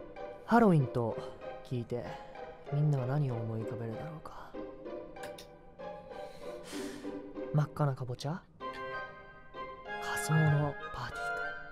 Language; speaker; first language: Japanese; native; Japanese